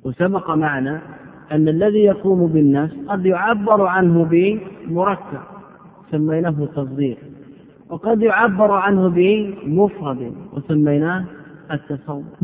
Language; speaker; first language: Arabic; native; Arabic